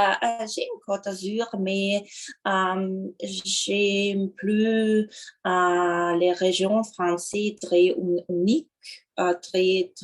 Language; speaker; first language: French; non-native, learner; Russian